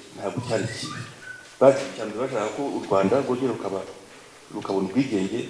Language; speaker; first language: Kinyarwanda; native; Kinyarwanda